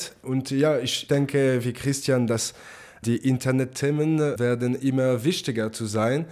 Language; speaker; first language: German; non-native, local second language; French